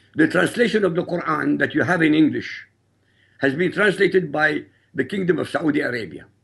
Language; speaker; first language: English; non-native, fluent; Arabic